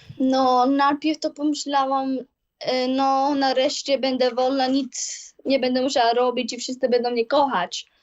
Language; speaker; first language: Polish; early bilingual, heritage; Polish